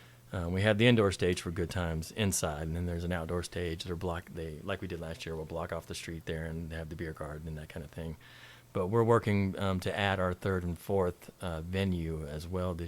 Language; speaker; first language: English; native; English